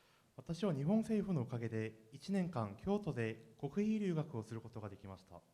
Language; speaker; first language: Japanese; non-native, fluent; Korean